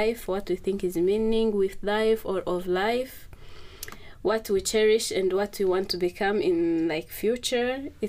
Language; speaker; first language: English; non-native, local second language; Kinyarwanda